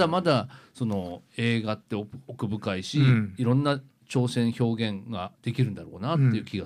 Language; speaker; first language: Japanese; native; Japanese